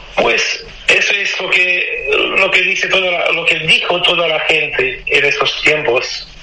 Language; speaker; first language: Spanish; non-native, fluent; Romanian